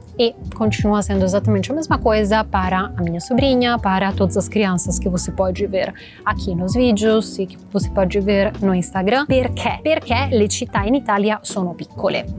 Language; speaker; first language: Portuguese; non-native, fluent; Italian